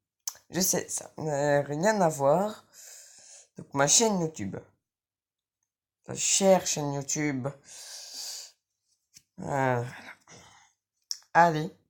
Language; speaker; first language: French; native; French